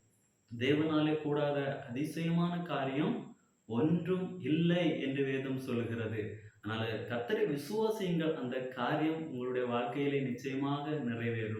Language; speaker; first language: Tamil; native; Tamil